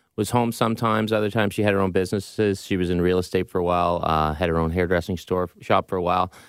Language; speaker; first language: English; native; English